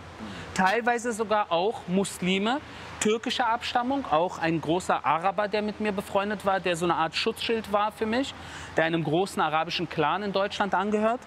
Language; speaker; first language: German; early bilingual, other home language; Persian